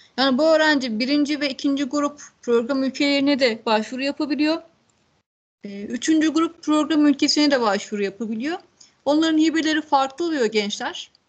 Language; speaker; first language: Turkish; native; Turkish